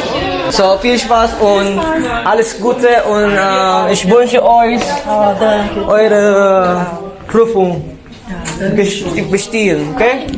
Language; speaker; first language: German; non-native, learner; Filipino